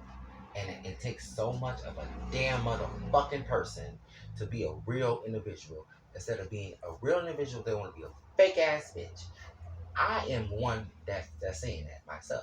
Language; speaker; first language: English; native; English